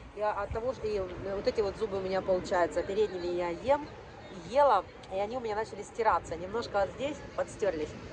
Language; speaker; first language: Russian; native; Russian